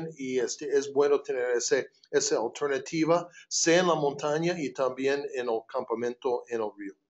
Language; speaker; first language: Spanish; non-native, fluent; English